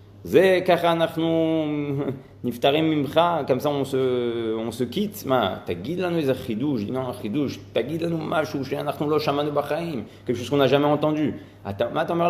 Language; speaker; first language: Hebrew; non-native, fluent; French